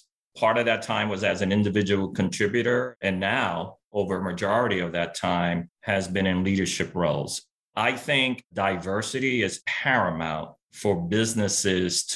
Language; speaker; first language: English; early bilingual, other home language; Spanish